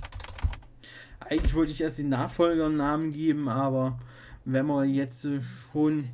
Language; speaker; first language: German; native; German